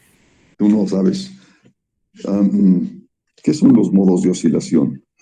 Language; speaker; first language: Spanish; native; Spanish